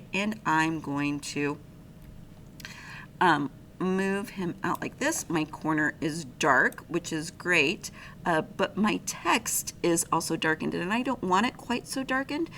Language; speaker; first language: English; native; English